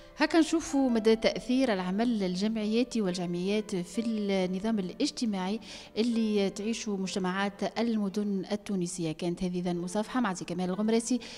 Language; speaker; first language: Arabic; native; Arabic